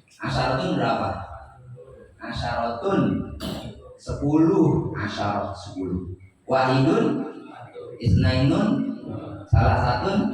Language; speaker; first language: Indonesian; native; Indonesian